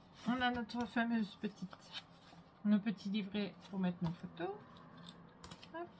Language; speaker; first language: French; native; French